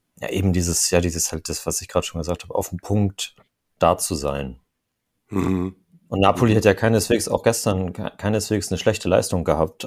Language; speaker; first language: German; native; German